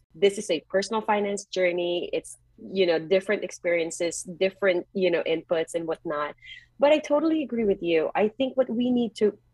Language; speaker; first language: English; non-native, local second language; Filipino